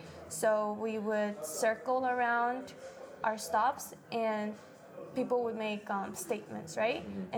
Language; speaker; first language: English; early bilingual, other home language; Spanish